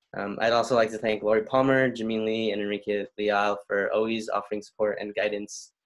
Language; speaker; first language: English; early bilingual, other home language; Spanish